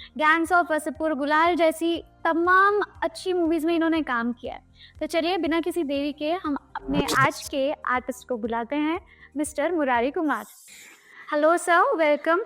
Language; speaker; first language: Hindi; native; Hindi